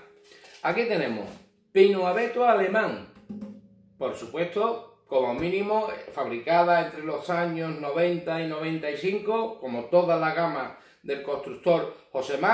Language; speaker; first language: Spanish; native; Spanish